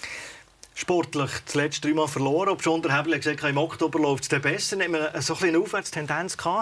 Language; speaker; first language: German; native; German